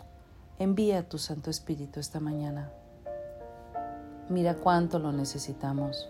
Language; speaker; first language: Spanish; native; Spanish